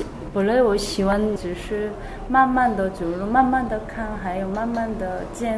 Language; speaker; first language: Chinese; non-native, learner; Korean